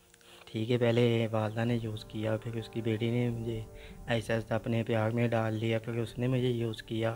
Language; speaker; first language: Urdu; non-native, local second language; Punjabi